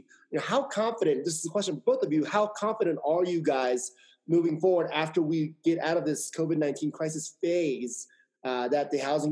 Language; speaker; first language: English; native; English